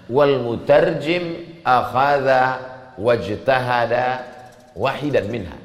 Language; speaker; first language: Arabic; non-native, fluent; Indonesian